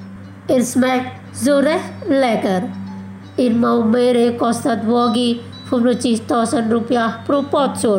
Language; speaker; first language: German; non-native, fluent; Indonesian